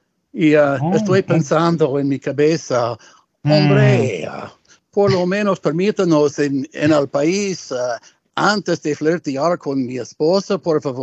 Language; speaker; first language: Spanish; non-native, learner; English